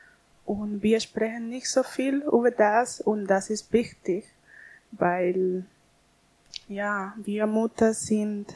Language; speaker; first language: German; non-native, learner; Spanish